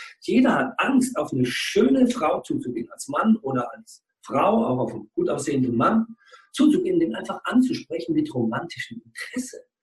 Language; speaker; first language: German; native; German